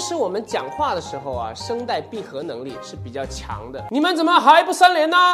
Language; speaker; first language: Chinese; native; Chinese